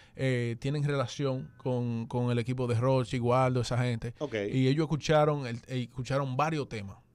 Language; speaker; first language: Spanish; early bilingual, heritage; Spanish